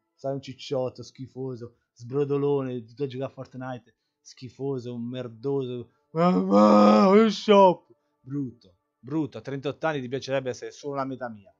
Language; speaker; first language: Italian; native; Italian